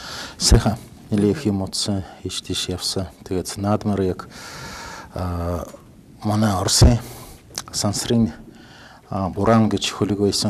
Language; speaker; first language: Mongolian; non-native, fluent; Russian